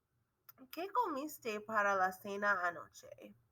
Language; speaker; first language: Spanish; non-native, learner; English